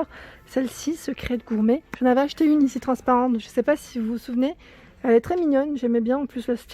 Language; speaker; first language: French; native; French